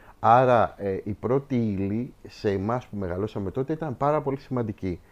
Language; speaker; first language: Greek; early bilingual, heritage; Greek